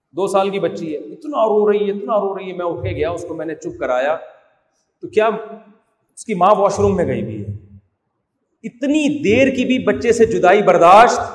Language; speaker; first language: Urdu; native; Urdu